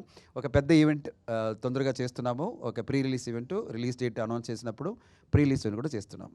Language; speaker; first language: Telugu; non-native, fluent; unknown